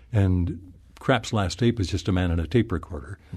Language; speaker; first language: English; native; English